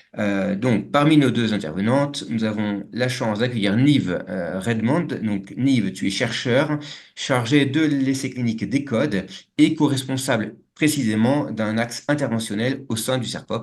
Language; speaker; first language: French; native; French